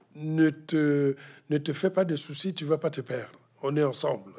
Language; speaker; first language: French; non-native, local second language; Kituba (Democratic Republic of Congo)